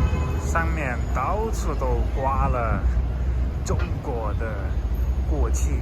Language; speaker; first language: Chinese; non-native, fluent; German